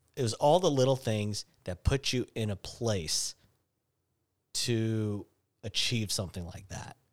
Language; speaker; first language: English; native; English